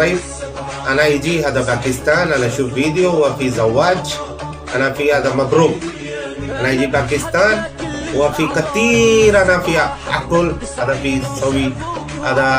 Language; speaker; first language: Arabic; non-native, learner; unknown